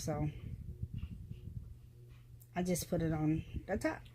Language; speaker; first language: English; native; English